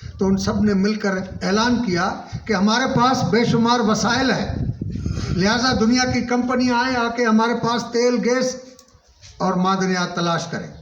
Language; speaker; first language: Urdu; non-native, local second language; Sindhi